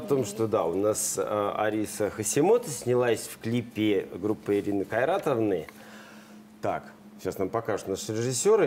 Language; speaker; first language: Russian; native; Russian